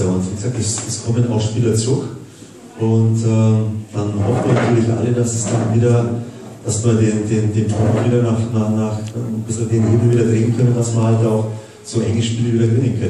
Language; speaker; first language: German; native; German